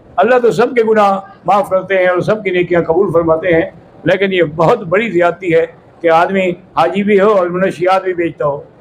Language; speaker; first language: Urdu; native; Urdu